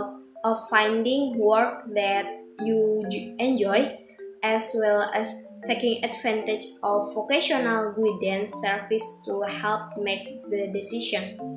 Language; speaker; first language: English; non-native, fluent; Indonesian